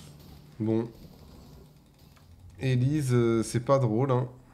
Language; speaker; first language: French; native; French